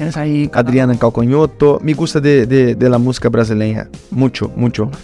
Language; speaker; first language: Spanish; non-native, learner; Portuguese